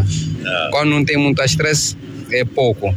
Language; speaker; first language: Portuguese; non-native, learner; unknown